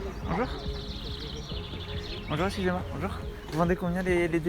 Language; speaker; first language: French; native; French